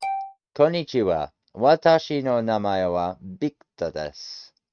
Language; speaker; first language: Japanese; non-native, learner; English